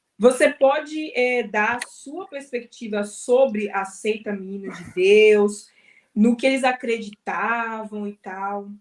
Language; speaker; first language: Portuguese; native; Portuguese